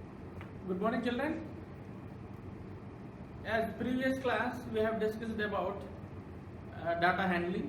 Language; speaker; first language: English; non-native, local second language; Telugu